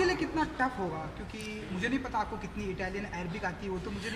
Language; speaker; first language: Hindi; native; Hindi